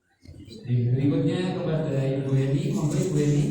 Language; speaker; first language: Indonesian; native; Indonesian